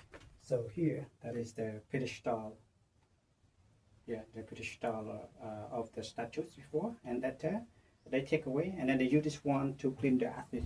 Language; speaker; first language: English; non-native, local second language; Khmer